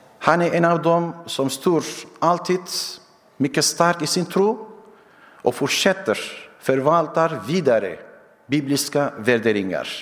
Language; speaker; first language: Swedish; non-native, fluent; Syriac